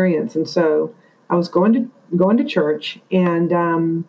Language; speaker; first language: English; native; English